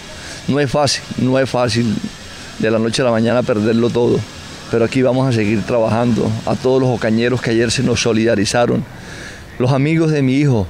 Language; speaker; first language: Spanish; native; Spanish